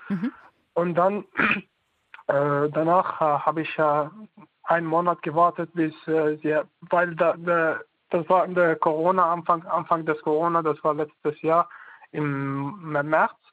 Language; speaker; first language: German; non-native, learner; Arabic